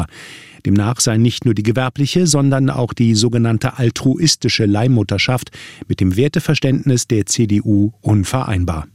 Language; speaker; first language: German; native; German